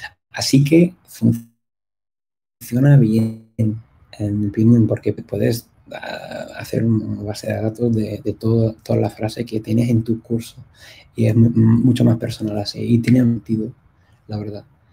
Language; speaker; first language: Spanish; non-native, fluent; English